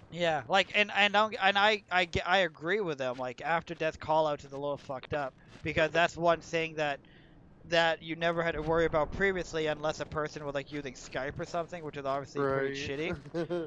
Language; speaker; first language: English; native; English